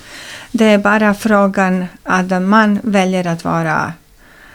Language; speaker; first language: Swedish; non-native, fluent; Serbian